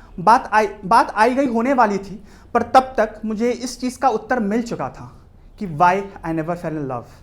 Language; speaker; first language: Hindi; native; Hindi